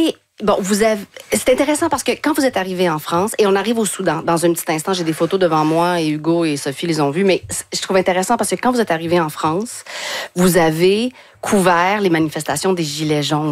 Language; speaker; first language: French; native; French